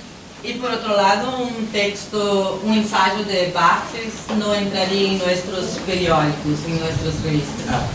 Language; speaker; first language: Spanish; non-native, fluent; Portuguese